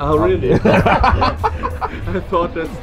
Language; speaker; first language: English; non-native, fluent; German